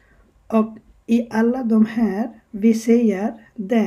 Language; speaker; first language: Swedish; non-native, learner; Bangla